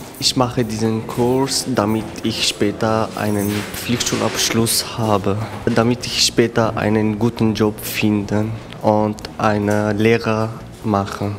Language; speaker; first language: German; non-native, learner; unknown